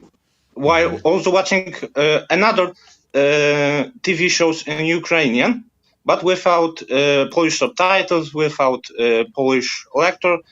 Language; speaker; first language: English; non-native, fluent; Polish